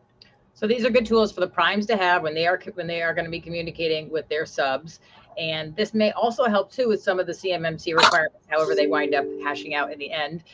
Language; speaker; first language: English; native; English